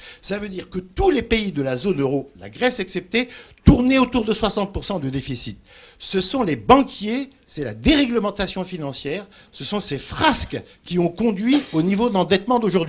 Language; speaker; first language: French; native; French